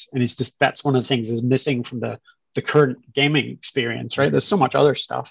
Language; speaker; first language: English; native; English